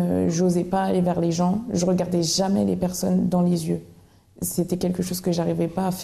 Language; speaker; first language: French; native; French